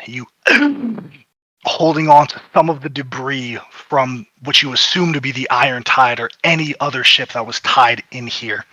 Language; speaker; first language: English; native; English